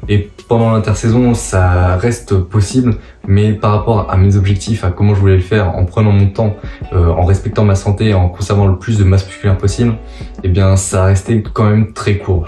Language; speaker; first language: French; native; French